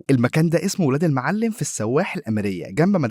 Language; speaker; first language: Arabic; native; Arabic